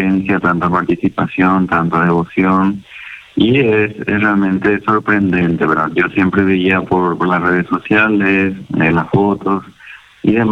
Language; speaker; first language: Spanish; native; Spanish